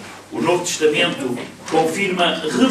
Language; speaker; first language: Portuguese; native; Portuguese